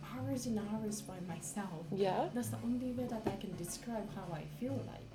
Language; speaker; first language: English; non-native, fluent; Japanese